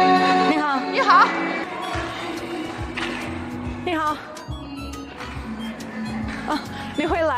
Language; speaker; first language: Chinese; non-native, fluent; English